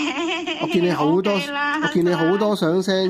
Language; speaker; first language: Cantonese; native; Cantonese